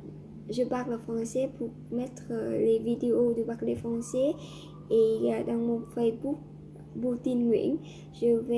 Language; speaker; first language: French; non-native, learner; Vietnamese